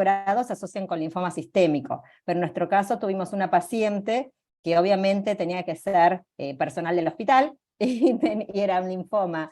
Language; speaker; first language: Spanish; native; Spanish